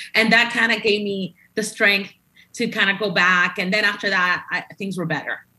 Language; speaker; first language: English; early bilingual, other home language; Spanish